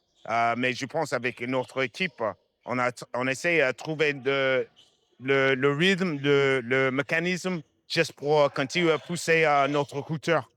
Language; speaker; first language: French; non-native, fluent; English